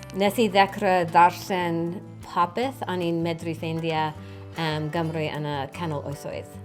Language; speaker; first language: Welsh; non-native, learner; English